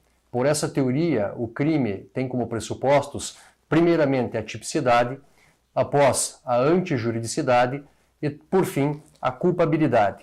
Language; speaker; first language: Portuguese; native; Portuguese